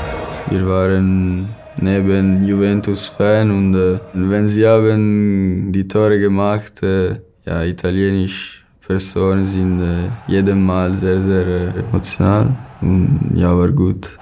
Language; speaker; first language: German; non-native, learner; Italian